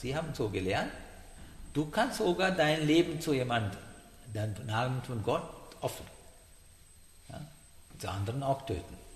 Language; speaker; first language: German; non-native, learner; Sinhala